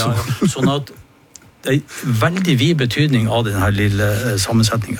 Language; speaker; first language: Norwegian; native; Norwegian